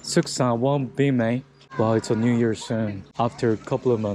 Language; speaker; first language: English; non-native, fluent; Korean